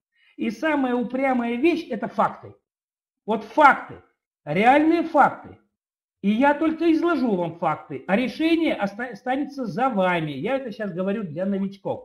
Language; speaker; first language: Russian; native; Russian